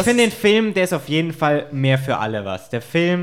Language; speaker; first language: German; native; German